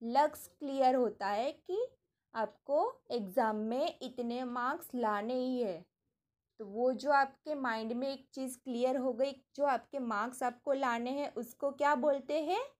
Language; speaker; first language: Hindi; non-native, local second language; Gujarati